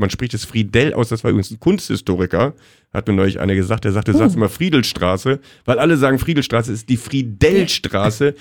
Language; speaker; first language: German; native; German